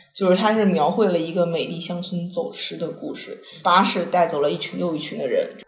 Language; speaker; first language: Chinese; non-native, local second language; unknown